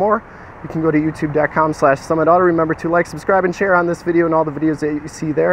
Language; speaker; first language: English; native; English